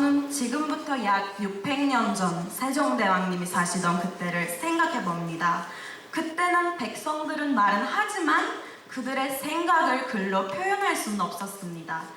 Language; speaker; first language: Korean; non-native, learner; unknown